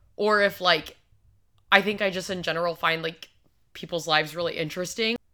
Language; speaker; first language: English; native; English